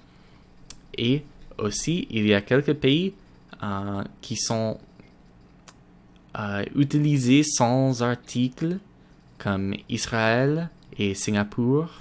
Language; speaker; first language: French; non-native, learner; English